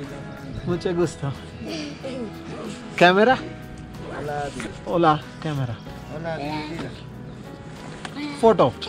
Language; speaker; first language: Spanish; non-native, learner; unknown